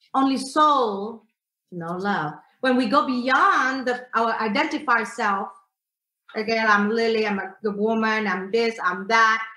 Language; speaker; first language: English; non-native, fluent; Indonesian